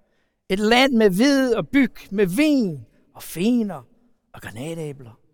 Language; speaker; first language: Danish; non-native, fluent; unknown